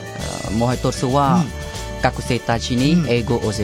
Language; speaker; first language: Japanese; non-native, learner; Khmer